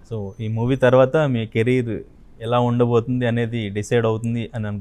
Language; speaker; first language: Telugu; native; Telugu